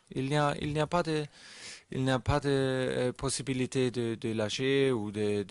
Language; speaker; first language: French; non-native, learner; German